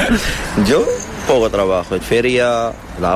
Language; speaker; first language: Spanish; non-native, learner; Arabic